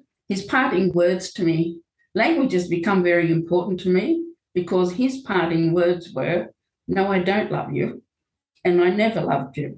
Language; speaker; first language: English; native; English